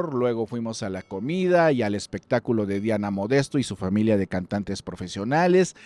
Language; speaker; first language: Spanish; native; Spanish